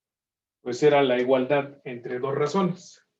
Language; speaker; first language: Spanish; native; Spanish